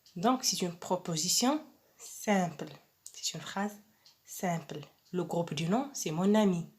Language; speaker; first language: French; non-native, local second language; Arabic